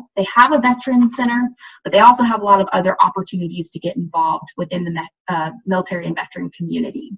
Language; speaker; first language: English; native; English